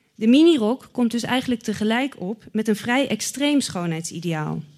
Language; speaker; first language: Dutch; native; Dutch